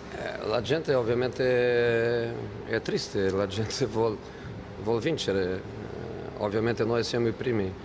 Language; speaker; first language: Italian; non-native, fluent; Portuguese